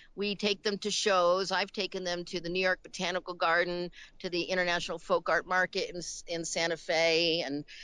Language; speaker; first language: English; native; English